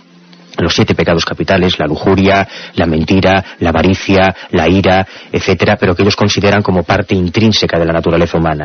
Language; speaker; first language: Spanish; native; Spanish